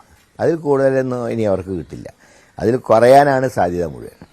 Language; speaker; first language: Malayalam; native; Malayalam